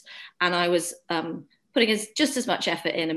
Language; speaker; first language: English; native; English